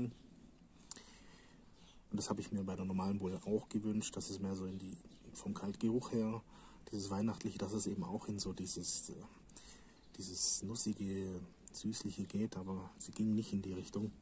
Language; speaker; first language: German; native; German